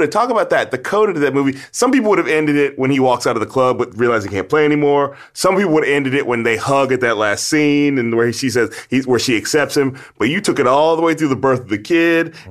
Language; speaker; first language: English; native; English